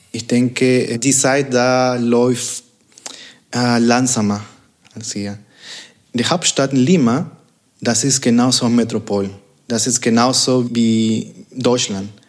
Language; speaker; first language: German; non-native, fluent; Spanish